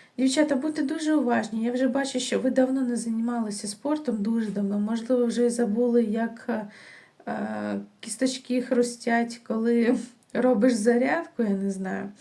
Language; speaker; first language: Ukrainian; non-native, local second language; Russian